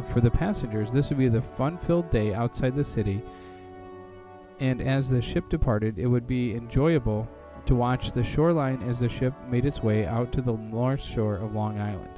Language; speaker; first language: English; native; English